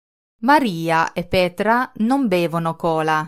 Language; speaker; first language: Italian; non-native, fluent; Hungarian